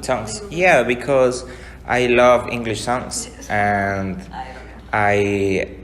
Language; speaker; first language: English; non-native, learner; Spanish